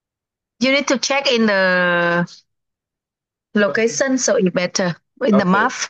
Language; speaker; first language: English; non-native, learner; Vietnamese